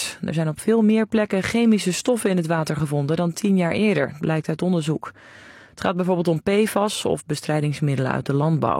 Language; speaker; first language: Dutch; native; Dutch